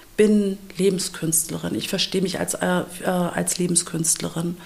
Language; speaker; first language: German; native; German